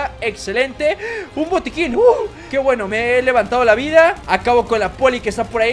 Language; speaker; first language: Spanish; native; Spanish